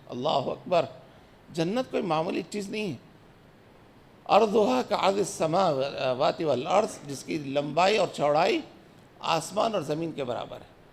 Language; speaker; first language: Urdu; native; Urdu